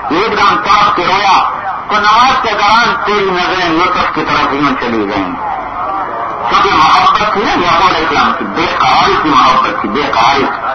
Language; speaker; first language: Urdu; native; Urdu